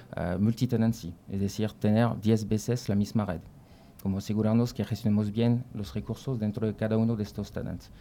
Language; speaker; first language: Spanish; non-native, fluent; French